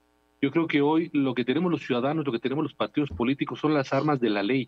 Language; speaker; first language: Spanish; native; Spanish